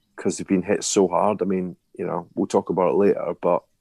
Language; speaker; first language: English; native; English